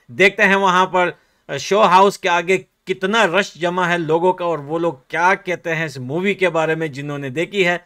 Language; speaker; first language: Hindi; native; Hindi